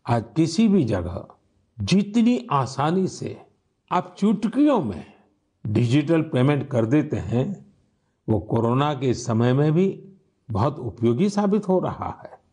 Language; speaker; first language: Hindi; non-native, local second language; Gujarati